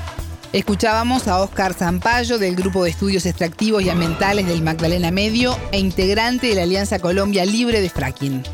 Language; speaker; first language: Spanish; native; Spanish